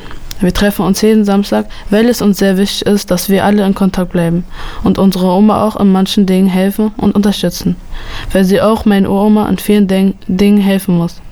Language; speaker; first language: German; early bilingual, other home language; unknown